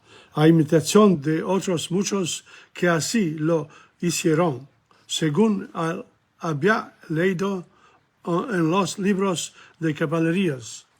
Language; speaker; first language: Spanish; non-native, learner; English